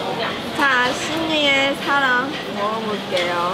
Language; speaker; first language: Korean; non-native, learner; Chinese